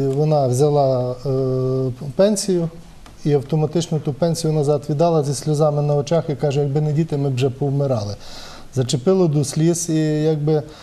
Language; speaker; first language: Ukrainian; native; Ukrainian